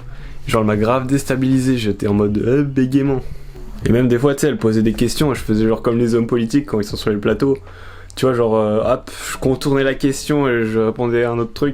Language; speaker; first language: French; native; French